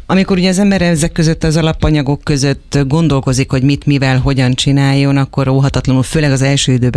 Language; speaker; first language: Hungarian; native; Hungarian